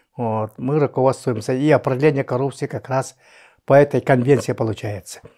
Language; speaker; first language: Russian; non-native, local second language; Yakut